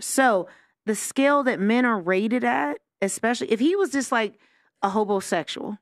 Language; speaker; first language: English; native; English